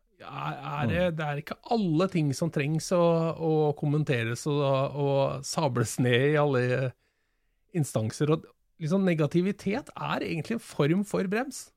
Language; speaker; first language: Norwegian; native; Norwegian